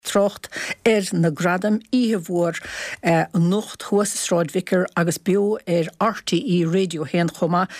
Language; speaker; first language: Irish; native; Irish